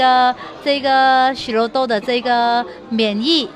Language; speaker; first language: Chinese; native; Chinese